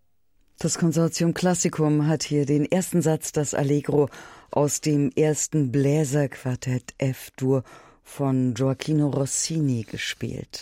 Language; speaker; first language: German; native; German